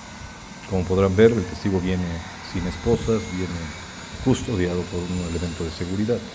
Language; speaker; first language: Spanish; native; Spanish